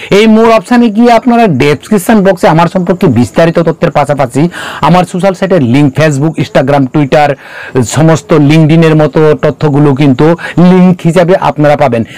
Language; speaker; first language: Bangla; non-native, local second language; Kok Borok